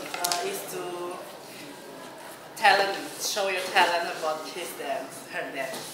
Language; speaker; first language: English; non-native, learner; Indonesian